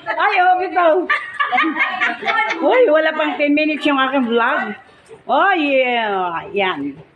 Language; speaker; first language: Filipino; non-native, local second language; Cebuano